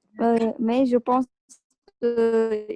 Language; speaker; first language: French; non-native, learner; Vietnamese